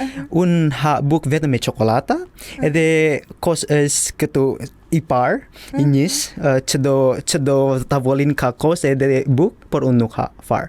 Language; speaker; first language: Albanian; non-native, learner; Indonesian